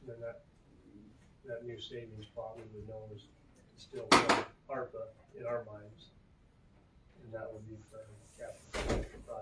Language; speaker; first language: English; native; English